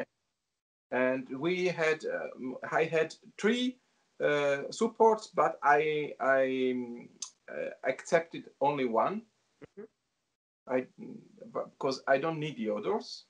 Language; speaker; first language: English; non-native, learner; Italian